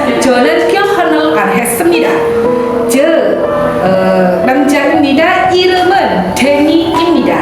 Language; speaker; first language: Korean; non-native, fluent; Indonesian